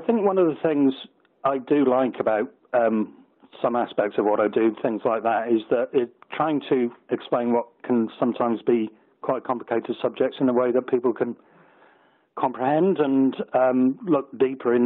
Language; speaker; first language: English; native; English